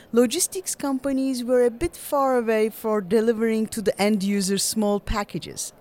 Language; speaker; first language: English; non-native, fluent; Turkish